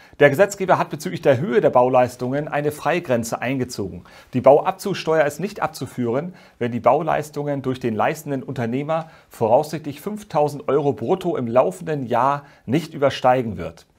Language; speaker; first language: German; native; German